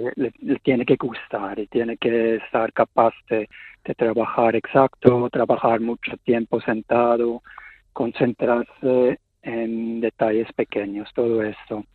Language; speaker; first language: Spanish; non-native, fluent; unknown